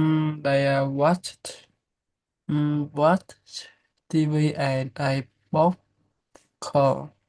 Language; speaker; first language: English; non-native, learner; Vietnamese